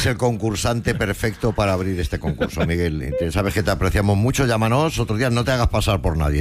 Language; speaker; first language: Spanish; native; Spanish